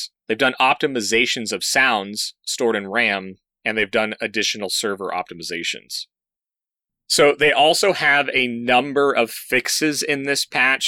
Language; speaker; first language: English; native; English